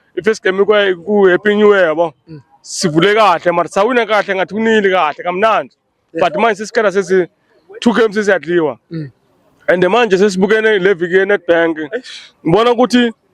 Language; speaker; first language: Zulu; non-native, local second language; Swati